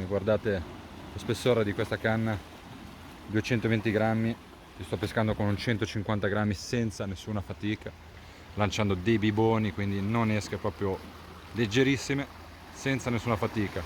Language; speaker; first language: Italian; native; Italian